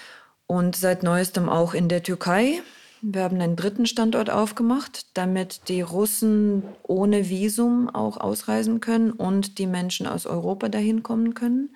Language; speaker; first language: German; non-native, fluent; Russian